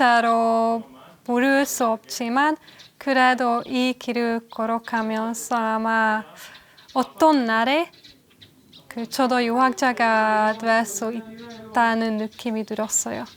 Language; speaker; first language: Korean; non-native, fluent; Hungarian